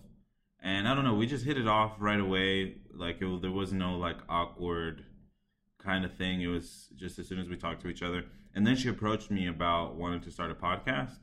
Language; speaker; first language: English; early bilingual, other home language; Spanish